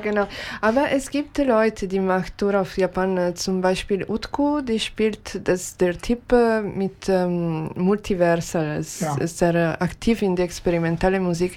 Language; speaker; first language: German; non-native, learner; Japanese